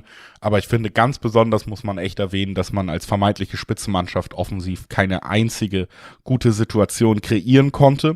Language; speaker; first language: German; native; German